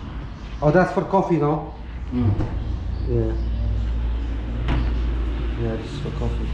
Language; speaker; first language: English; non-native, learner; Polish